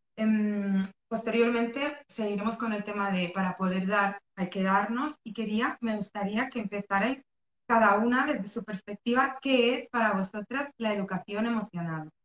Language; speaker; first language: Spanish; early bilingual, other home language; Arabic